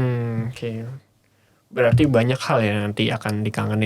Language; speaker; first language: Indonesian; native; Indonesian